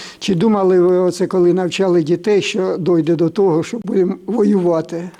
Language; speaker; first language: Ukrainian; native; Ukrainian